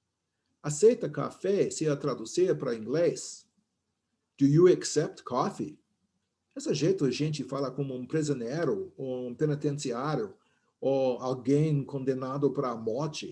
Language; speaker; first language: Portuguese; non-native, fluent; English